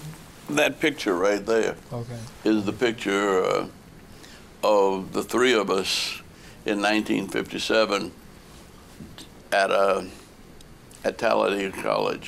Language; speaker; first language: English; native; English